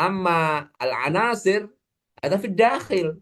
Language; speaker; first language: Arabic; non-native, fluent; Indonesian